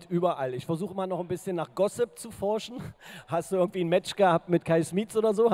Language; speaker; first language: German; native; German